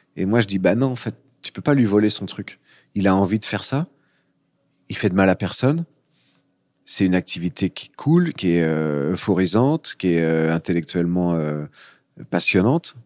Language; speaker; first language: French; native; French